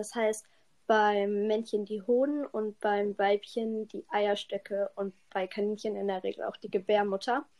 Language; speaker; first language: German; native; German